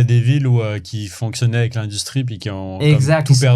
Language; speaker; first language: French; native; French